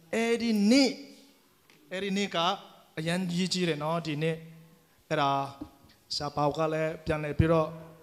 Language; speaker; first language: Burmese; non-native, local second language; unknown